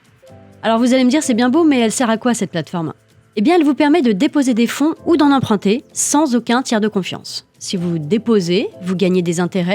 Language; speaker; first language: French; native; French